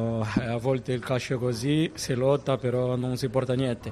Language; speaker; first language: Italian; non-native, fluent; Portuguese